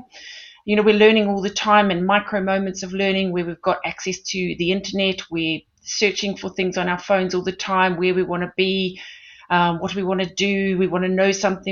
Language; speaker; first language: English; native; English